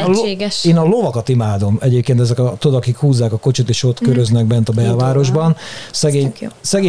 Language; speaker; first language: Hungarian; native; Hungarian